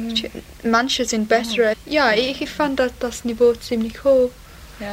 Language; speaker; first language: German; non-native, learner; English